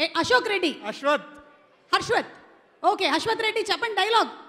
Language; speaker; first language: Telugu; native; Telugu